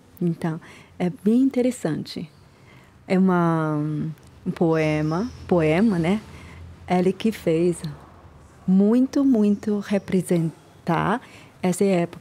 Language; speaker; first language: Portuguese; non-native, learner; Chinese